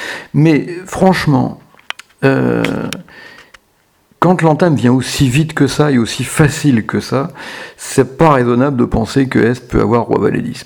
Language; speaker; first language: French; native; French